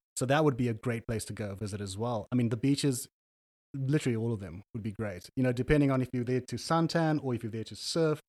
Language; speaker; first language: English; native; English